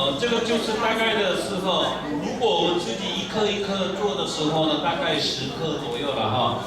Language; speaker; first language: Chinese; non-native, fluent; Korean